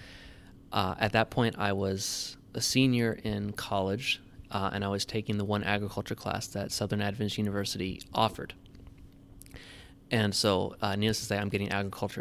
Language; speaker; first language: English; native; English